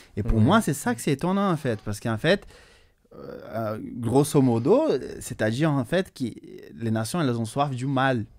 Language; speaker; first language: French; non-native, fluent; Portuguese